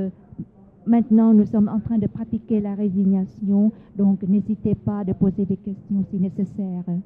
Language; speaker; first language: French; non-native, fluent; Vietnamese